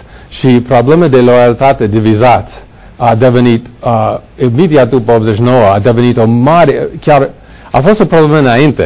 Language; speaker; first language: Romanian; non-native, fluent; English